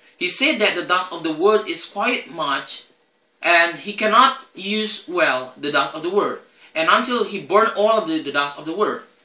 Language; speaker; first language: English; non-native, learner; Indonesian